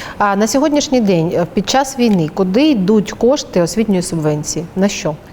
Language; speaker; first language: Ukrainian; native; Ukrainian